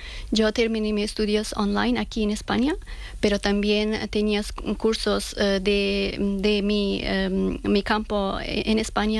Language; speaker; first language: Spanish; non-native, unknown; Persian